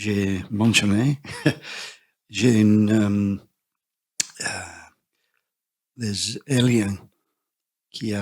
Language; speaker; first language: French; non-native, learner; English